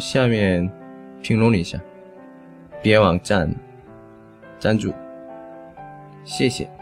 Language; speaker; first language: Chinese; non-native, fluent; Korean